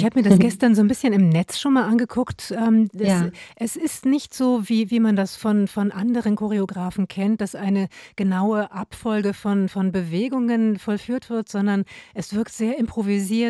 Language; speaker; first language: German; native; German